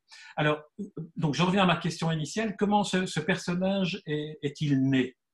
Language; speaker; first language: French; native; French